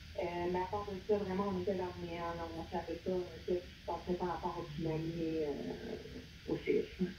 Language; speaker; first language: French; native; French